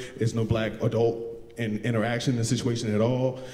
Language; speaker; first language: English; native; English